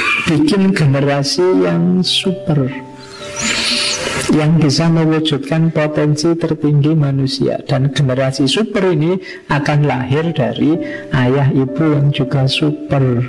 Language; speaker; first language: Indonesian; non-native, local second language; Javanese